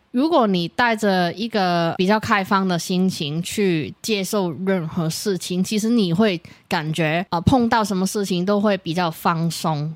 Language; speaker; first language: Chinese; native; Chinese